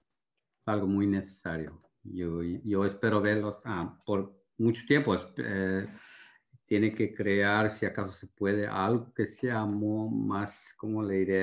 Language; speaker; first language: Spanish; early bilingual, heritage; Spanish